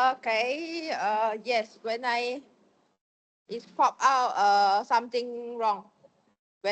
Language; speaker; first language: English; non-native, learner; Chinese